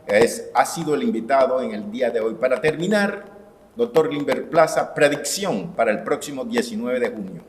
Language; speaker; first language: Spanish; native; Spanish